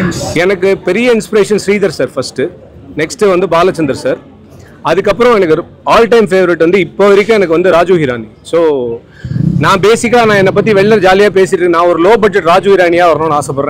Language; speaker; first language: Tamil; native; Tamil